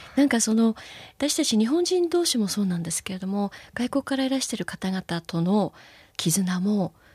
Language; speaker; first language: Japanese; native; Japanese